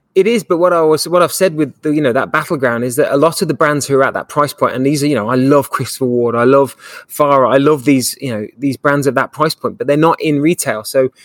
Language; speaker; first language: English; native; English